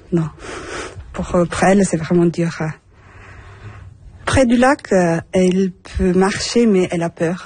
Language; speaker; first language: French; non-native, fluent; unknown